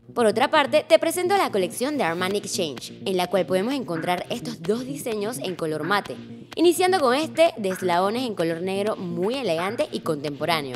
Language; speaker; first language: Spanish; native; Spanish